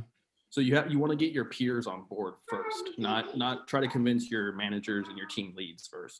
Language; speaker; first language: English; native; English